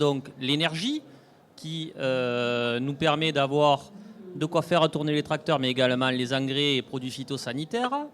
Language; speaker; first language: French; native; French